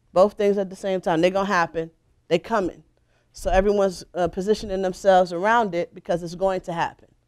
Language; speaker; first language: English; native; English